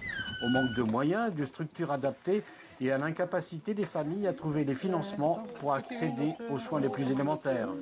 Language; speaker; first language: French; native; French